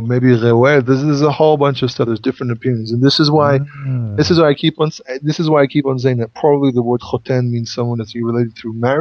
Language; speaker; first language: English; non-native, fluent; Hebrew